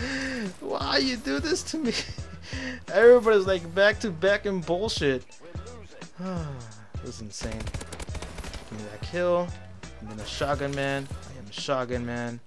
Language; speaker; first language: English; native; English